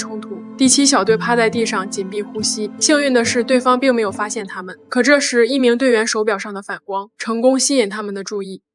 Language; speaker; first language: Chinese; native; Chinese